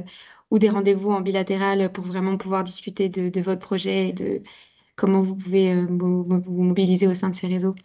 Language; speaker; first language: French; native; French